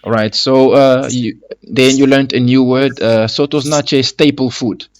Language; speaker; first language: English; non-native, fluent; Lingala